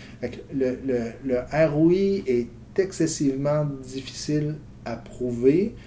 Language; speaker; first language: French; native; French